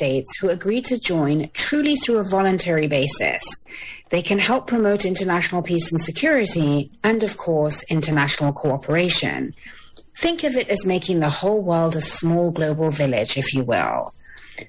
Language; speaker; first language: English; native; English